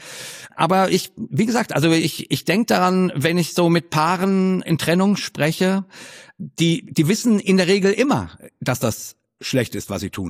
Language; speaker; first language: German; native; German